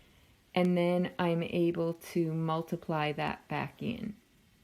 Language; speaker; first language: English; native; English